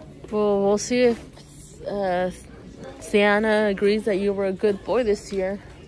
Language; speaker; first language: English; early bilingual, other home language; Spanish